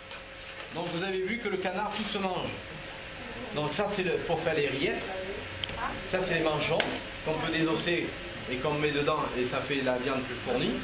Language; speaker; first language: French; native; French